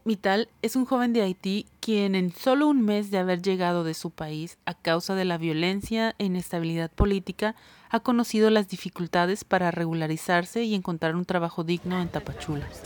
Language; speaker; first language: Spanish; native; Spanish